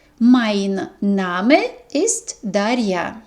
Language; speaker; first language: German; non-native, fluent; Ukrainian